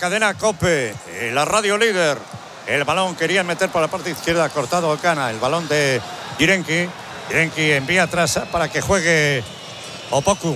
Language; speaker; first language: Spanish; native; Spanish